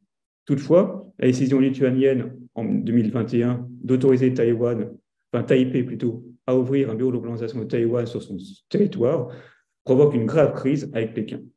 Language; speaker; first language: French; native; French